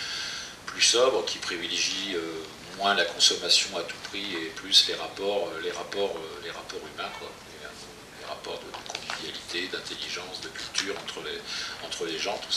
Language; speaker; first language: French; native; French